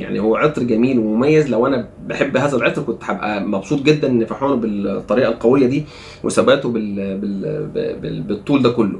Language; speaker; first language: Arabic; native; Arabic